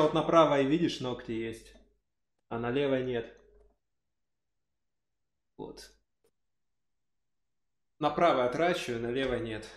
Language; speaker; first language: Russian; native; Russian